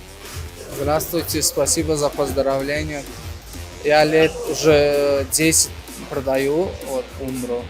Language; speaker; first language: Russian; non-native, local second language; Turkmen